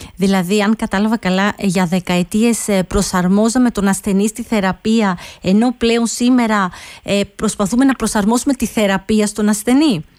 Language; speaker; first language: Greek; native; Greek